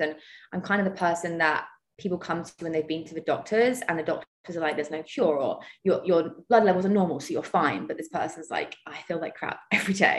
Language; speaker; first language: English; native; English